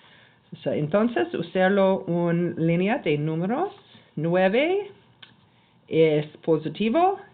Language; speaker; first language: Spanish; non-native, learner; English